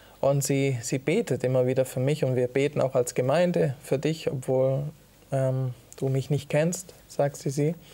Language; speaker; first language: German; early bilingual, other home language; Italian